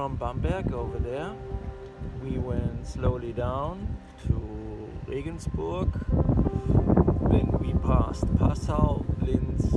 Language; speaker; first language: English; non-native, fluent; German